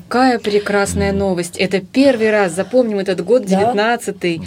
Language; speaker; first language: Russian; native; Russian